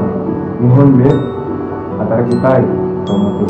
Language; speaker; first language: Japanese; non-native, learner; Indonesian